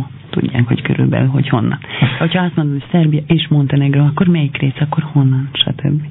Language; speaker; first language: Hungarian; non-native, fluent; Albanian